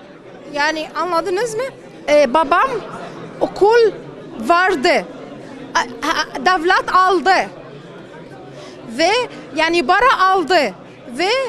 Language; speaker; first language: Turkish; non-native, learner; Arabic